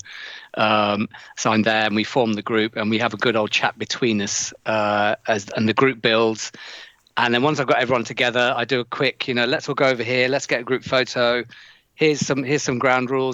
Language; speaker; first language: English; native; English